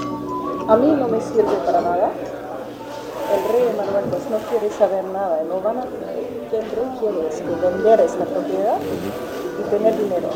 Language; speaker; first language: Spanish; non-native, fluent; German